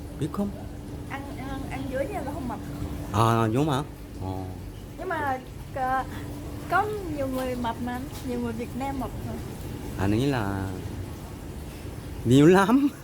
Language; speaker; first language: Vietnamese; non-native, learner; Korean